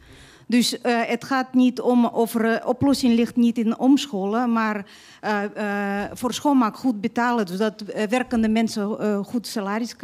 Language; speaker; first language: Dutch; non-native, learner; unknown